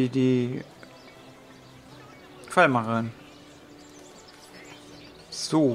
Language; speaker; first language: German; native; German